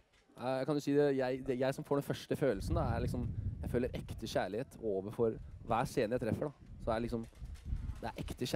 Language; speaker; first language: Norwegian; native; Norwegian